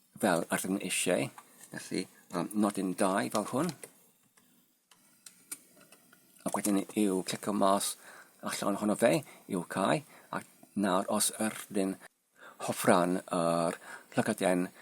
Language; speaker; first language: Welsh; non-native, learner; Polish